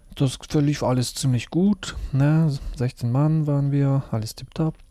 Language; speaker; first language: German; early bilingual, other home language; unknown